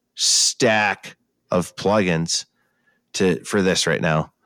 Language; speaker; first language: English; native; English